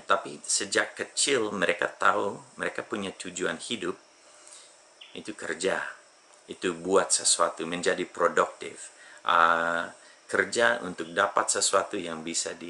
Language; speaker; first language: Indonesian; non-native, fluent; English